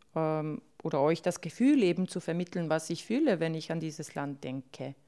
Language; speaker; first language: German; early bilingual, other home language; Bosnian